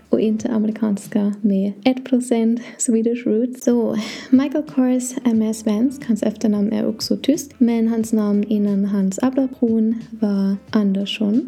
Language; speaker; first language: Swedish; non-native, learner; English